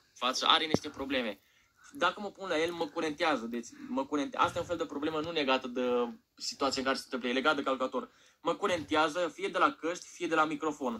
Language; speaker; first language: Romanian; native; Romanian